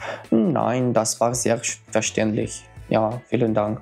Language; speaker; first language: German; non-native, fluent; Romanian